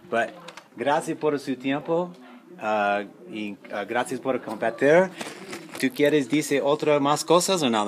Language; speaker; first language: Spanish; non-native, learner; English